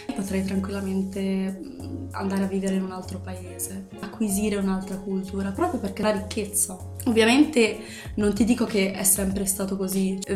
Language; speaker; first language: Italian; early bilingual, other home language; Arabic